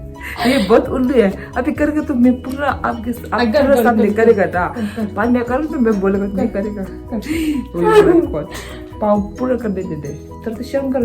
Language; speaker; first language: Hindi; non-native, local second language; Tibetan